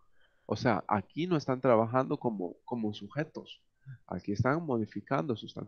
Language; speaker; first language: Spanish; native; Spanish